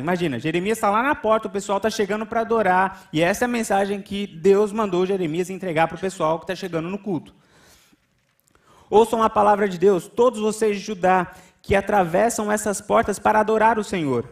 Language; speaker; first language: Portuguese; native; Portuguese